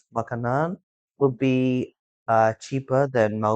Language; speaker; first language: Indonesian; early bilingual, heritage; English